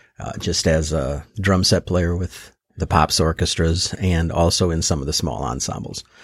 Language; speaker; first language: English; native; English